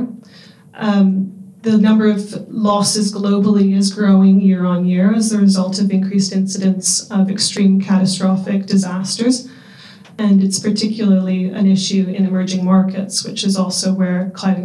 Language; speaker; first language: English; native; English